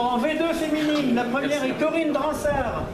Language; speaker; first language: French; native; French